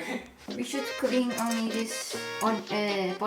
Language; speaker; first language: English; non-native, learner; Japanese